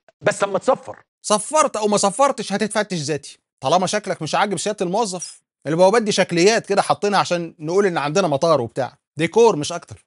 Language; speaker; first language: Arabic; native; Arabic